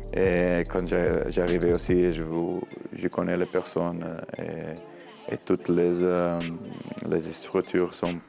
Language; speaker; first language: French; non-native, learner; Portuguese